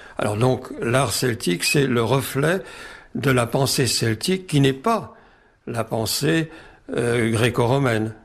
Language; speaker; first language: French; non-native, fluent; Czech